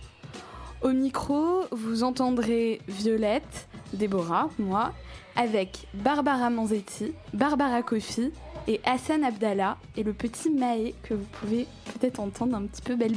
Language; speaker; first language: French; native; French